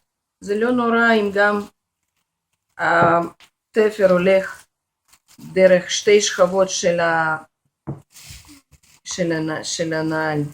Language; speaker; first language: Hebrew; non-native, fluent; Russian